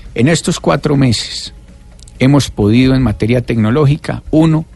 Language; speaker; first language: Spanish; native; Spanish